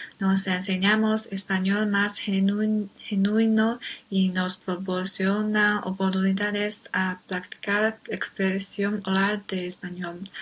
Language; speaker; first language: Spanish; non-native, learner; Chinese